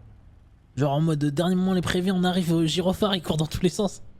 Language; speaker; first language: French; native; French